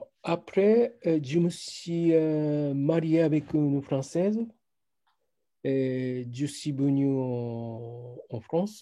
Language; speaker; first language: French; non-native, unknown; Japanese